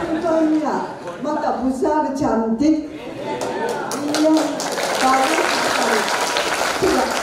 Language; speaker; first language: Indonesian; non-native, learner; Japanese